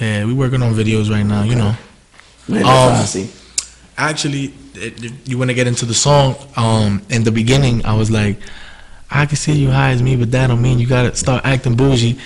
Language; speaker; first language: English; early bilingual, other home language; Spanish